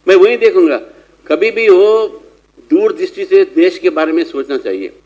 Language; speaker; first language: Hindi; non-native, local second language; Telugu